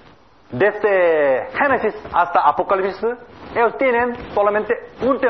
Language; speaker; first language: Spanish; non-native, learner; Korean